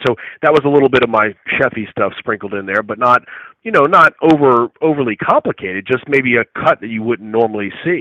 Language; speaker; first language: English; native; English